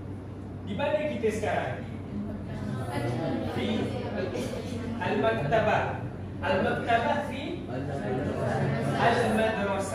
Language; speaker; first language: Arabic; non-native, learner; Malay